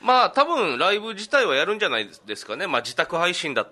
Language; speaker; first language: Japanese; native; Japanese